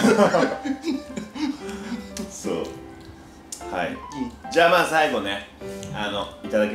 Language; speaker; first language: Japanese; native; Japanese